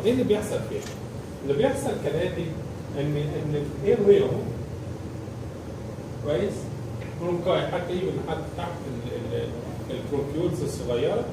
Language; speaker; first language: Arabic; native; Arabic